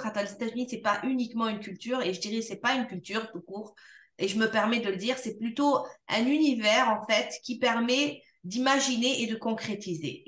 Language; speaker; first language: French; non-native, local second language; Arabic